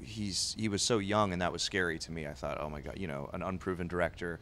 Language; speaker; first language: English; native; English